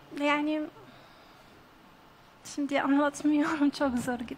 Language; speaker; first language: Turkish; non-native, learner; Arabic